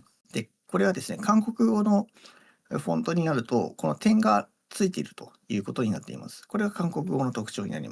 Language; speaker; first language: Japanese; native; Japanese